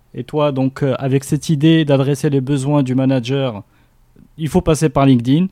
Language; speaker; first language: French; non-native, local second language; Arabic